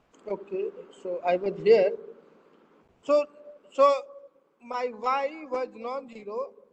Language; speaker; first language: English; non-native, local second language; Hindi